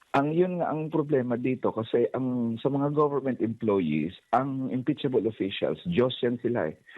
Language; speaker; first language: Filipino; native; Filipino